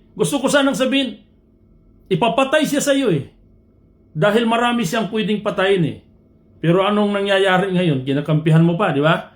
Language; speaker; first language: Filipino; non-native, local second language; Cebuano